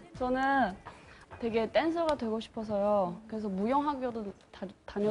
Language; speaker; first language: Korean; non-native, fluent; Chinese